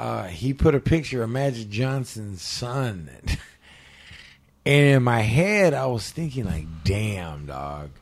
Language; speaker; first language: English; native; English